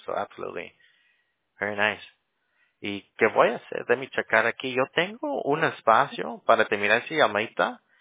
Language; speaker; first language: Spanish; early bilingual, heritage; Spanish